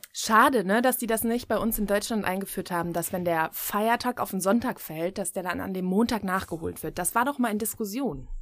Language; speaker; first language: German; native; German